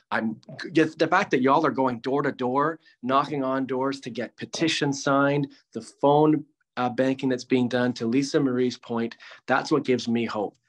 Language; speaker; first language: English; native; English